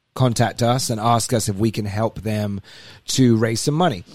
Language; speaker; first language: English; native; English